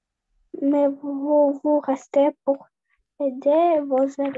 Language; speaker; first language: French; non-native, learner; Russian